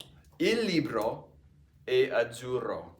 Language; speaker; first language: Italian; non-native, fluent; English